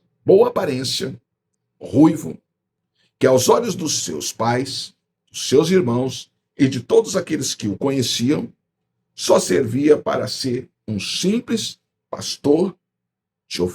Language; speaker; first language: Portuguese; native; Portuguese